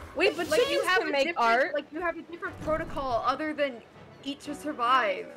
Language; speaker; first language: English; native; English